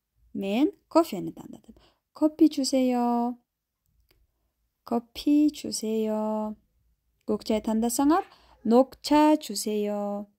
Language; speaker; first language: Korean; non-native, fluent; Kyrgyz